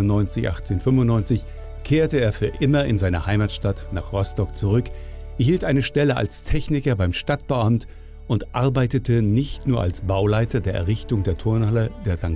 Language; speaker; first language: German; native; German